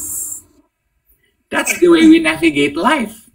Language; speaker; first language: English; non-native, fluent; Indonesian